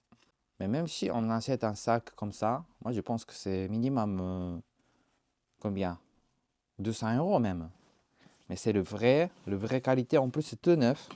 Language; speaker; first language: French; non-native, learner; Japanese